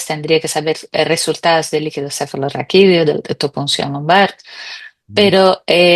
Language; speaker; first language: Spanish; native; Spanish